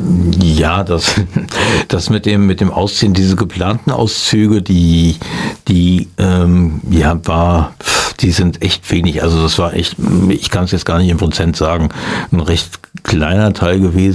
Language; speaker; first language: German; native; German